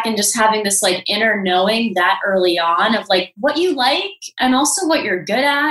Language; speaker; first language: English; native; English